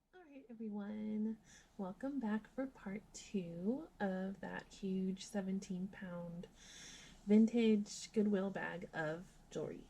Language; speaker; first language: English; native; English